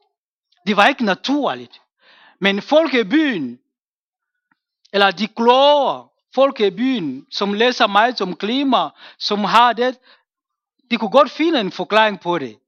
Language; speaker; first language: Danish; non-native, fluent; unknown